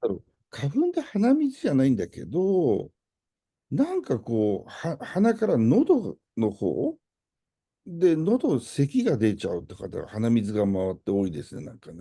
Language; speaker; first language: Japanese; native; Japanese